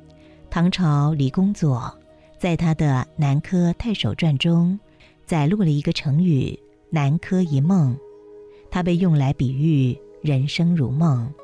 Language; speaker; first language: Chinese; native; Chinese